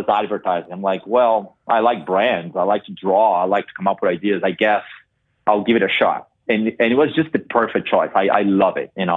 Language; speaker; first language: English; non-native, fluent; Portuguese